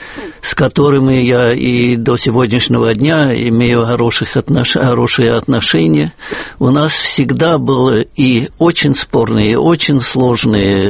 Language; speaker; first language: Russian; non-native, fluent; German